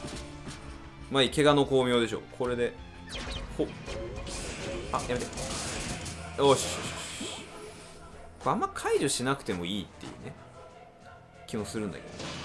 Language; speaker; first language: Japanese; native; Japanese